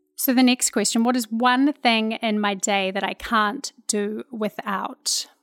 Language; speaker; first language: English; native; English